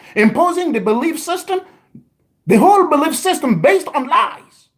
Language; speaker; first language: English; non-native, fluent; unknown